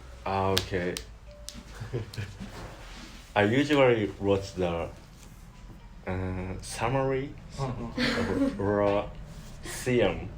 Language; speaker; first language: English; non-native, learner; Japanese